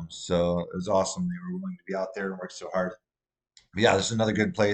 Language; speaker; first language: English; native; English